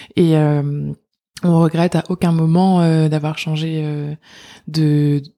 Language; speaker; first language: French; native; French